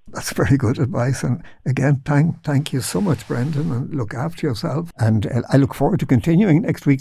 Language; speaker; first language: English; native; English